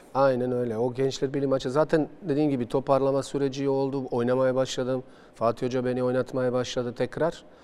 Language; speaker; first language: Turkish; non-native, fluent; Bosnian